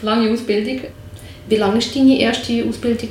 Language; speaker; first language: German; native; German